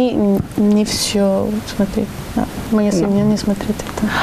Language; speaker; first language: Russian; non-native, learner; Italian